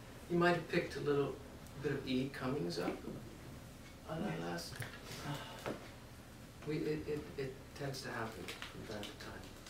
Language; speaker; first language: English; native; English